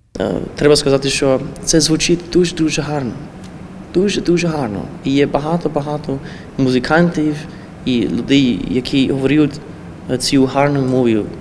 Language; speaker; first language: Ukrainian; non-native, learner; English